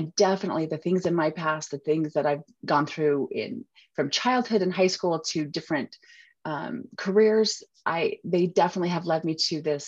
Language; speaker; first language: English; native; English